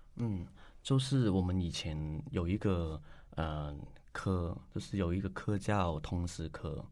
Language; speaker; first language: Chinese; non-native, local second language; Cantonese